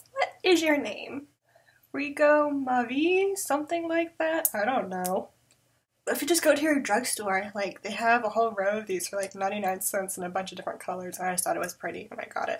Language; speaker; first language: English; native; English